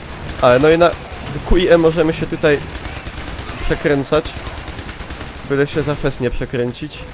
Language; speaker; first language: Polish; native; Polish